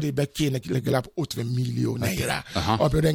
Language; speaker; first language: Hungarian; non-native, fluent; Yoruba